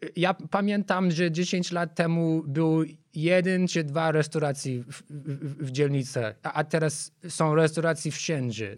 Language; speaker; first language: Polish; non-native, learner; English